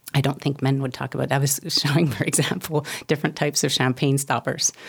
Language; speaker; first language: English; native; English